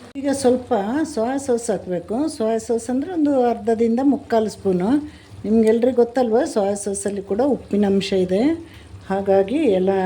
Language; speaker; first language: Kannada; non-native, local second language; Malayalam